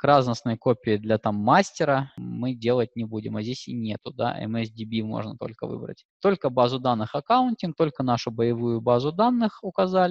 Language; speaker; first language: Russian; native; Russian